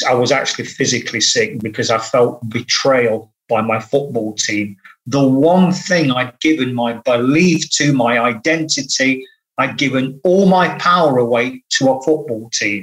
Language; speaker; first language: English; native; English